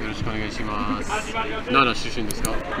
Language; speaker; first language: Japanese; non-native, learner; Khmer